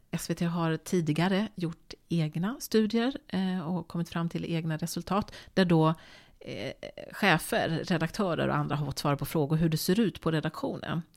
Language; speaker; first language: Swedish; native; Swedish